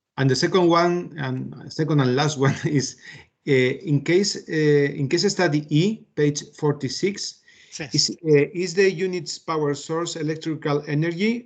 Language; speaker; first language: English; non-native, fluent; Spanish